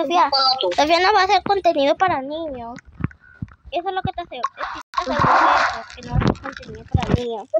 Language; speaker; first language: Spanish; native; Spanish